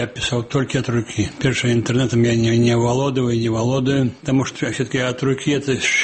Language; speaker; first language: Belarusian; native; Belarusian